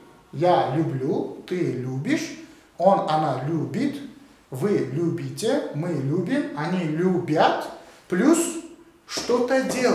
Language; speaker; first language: Russian; non-native, local second language; Uzbek